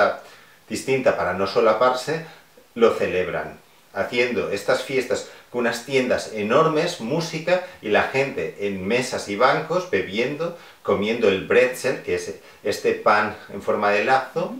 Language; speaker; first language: Spanish; non-native, local second language; Catalan